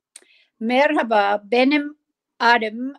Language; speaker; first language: Turkish; non-native, learner; English